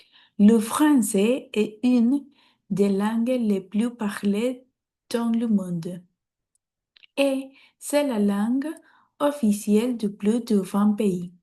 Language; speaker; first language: French; non-native, learner; Spanish